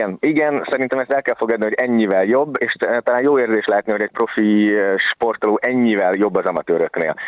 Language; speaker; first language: Hungarian; native; Hungarian